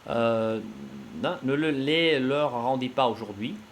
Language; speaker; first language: French; non-native, fluent; Russian